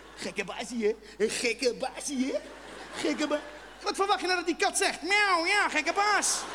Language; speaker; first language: Dutch; non-native, fluent; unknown